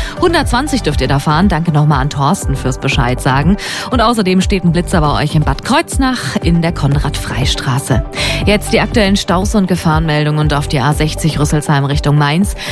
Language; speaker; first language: German; native; German